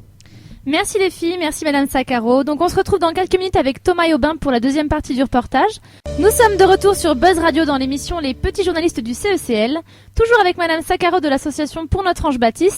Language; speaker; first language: French; native; French